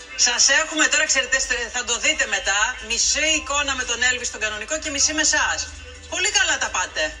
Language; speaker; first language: Greek; native; Greek